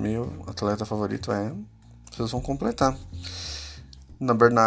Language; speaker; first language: Portuguese; native; Portuguese